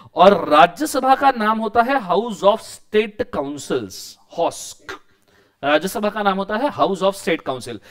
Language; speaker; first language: Hindi; non-native, local second language; Marathi